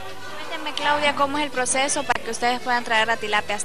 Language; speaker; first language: Spanish; native; Spanish